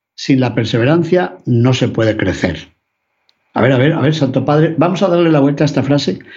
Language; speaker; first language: Spanish; native; Spanish